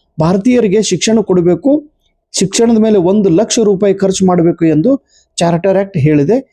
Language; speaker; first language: Kannada; native; Kannada